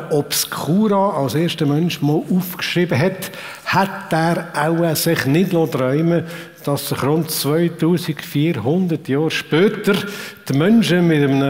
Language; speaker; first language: German; native; German